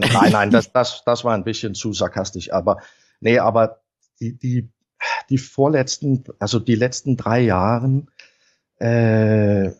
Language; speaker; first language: German; non-native, fluent; Danish